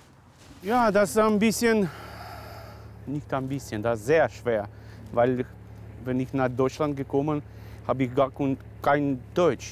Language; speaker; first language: German; non-native, learner; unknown